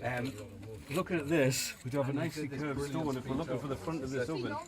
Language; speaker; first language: English; native; English